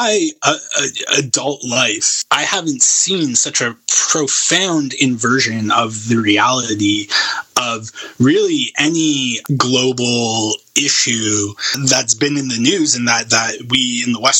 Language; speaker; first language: English; native; English